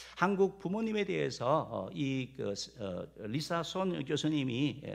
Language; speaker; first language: Korean; native; Korean